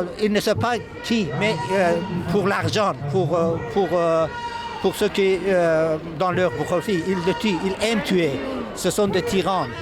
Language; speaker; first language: French; non-native, fluent; Persian